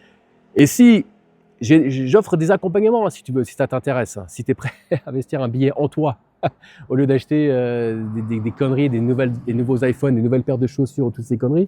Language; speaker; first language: French; native; French